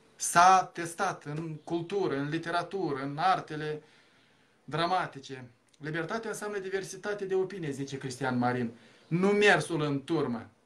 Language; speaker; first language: Romanian; native; Romanian